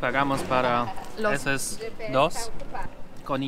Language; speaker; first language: Spanish; non-native, learner; German